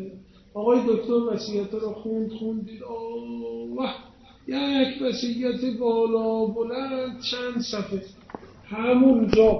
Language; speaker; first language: Persian; native; Persian